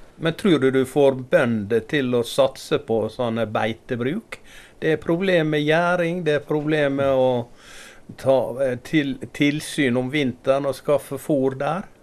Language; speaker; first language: Norwegian; native; Norwegian